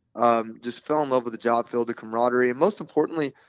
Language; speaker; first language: English; native; English